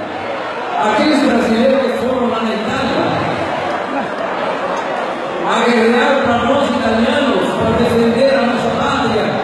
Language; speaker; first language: Portuguese; non-native, fluent; Italian